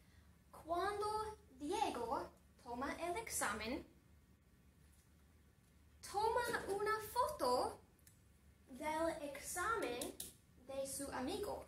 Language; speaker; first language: Spanish; non-native, fluent; English